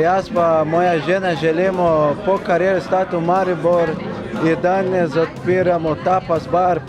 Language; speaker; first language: Slovenian; non-native, learner; Portuguese